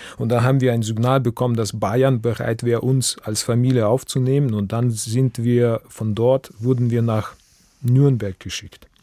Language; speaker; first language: German; non-native, fluent; Russian